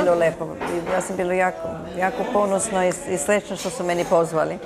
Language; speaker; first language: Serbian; early bilingual, heritage; Serbian